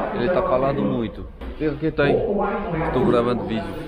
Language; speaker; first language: Portuguese; non-native, learner; Korean